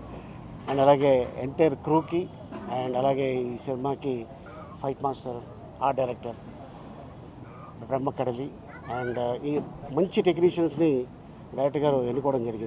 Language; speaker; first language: Telugu; native; Telugu